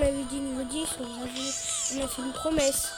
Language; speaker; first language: French; native; French